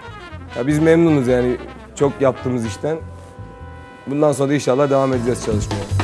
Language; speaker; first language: Turkish; native; Turkish